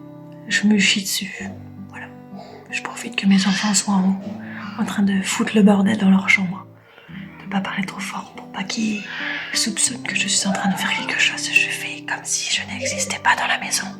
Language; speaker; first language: French; native; French